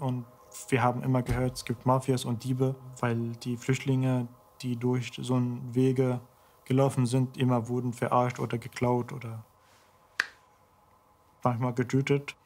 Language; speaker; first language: German; non-native, fluent; Arabic